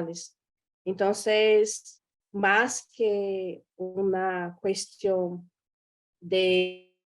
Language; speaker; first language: Spanish; non-native, fluent; Guarani